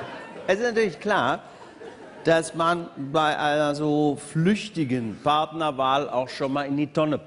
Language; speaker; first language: German; native; German